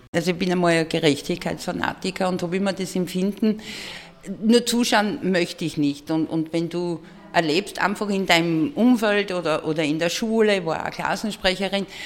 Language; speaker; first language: German; native; German